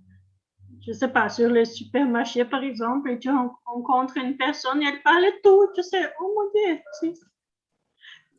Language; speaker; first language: French; non-native, learner; Portuguese